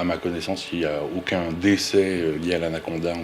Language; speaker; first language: French; native; French